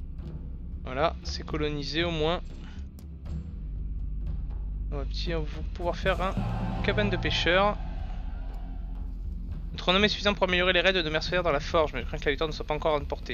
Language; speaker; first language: French; native; French